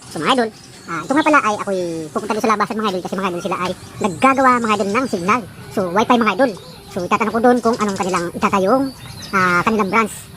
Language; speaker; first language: Filipino; non-native, local second language; Bikol